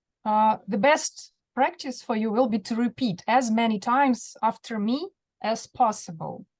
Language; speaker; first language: English; non-native, fluent; Russian